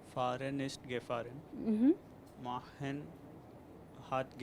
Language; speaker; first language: German; non-native, learner; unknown